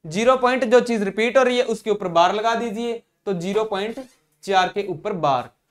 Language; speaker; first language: Hindi; non-native, local second language; Punjabi